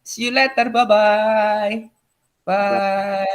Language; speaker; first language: English; non-native, learner; Indonesian